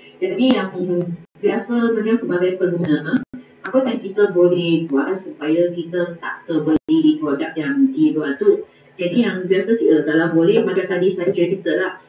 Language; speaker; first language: Malay; non-native, local second language; Chinese